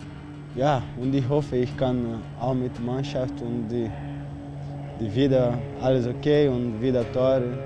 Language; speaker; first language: German; non-native, learner; Portuguese